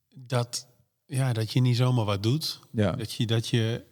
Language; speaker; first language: Dutch; native; Dutch